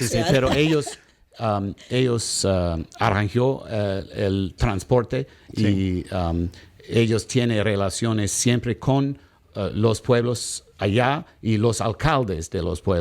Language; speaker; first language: Spanish; non-native, learner; English